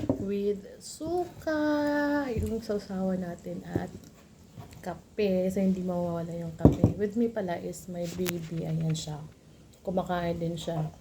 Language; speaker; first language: Filipino; non-native, local second language; Cebuano